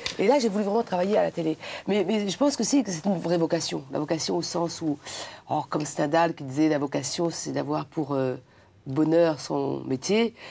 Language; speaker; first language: French; non-native, local second language; Réunion Creole French